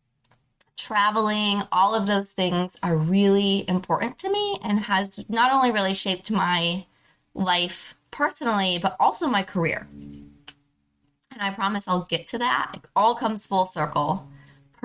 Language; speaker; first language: English; native; English